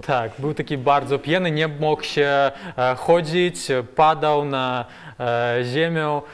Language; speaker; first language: Polish; non-native, learner; Belarusian